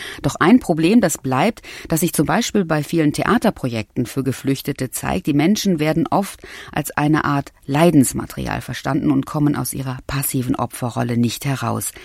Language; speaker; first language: German; native; German